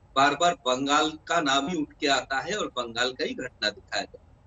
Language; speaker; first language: Hindi; non-native, local second language; Bangla